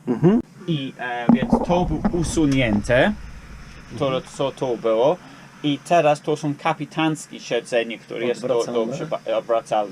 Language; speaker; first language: Polish; non-native, learner; English